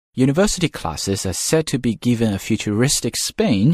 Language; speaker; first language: English; non-native, fluent; Chinese